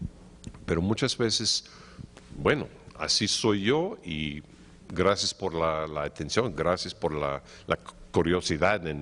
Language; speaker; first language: Spanish; non-native, fluent; English